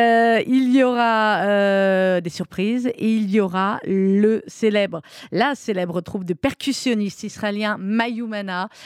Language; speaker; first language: French; native; French